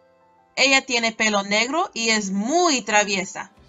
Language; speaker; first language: Spanish; non-native, learner; English